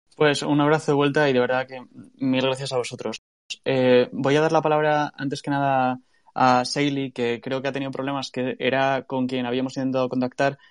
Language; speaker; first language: Spanish; native; Spanish